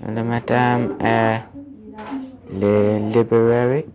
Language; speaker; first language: French; non-native, learner; English